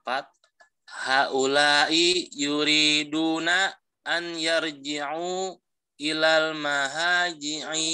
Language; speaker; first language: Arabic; non-native, learner; Indonesian